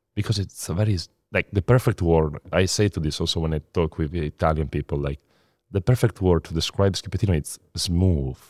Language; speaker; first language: English; non-native, fluent; Italian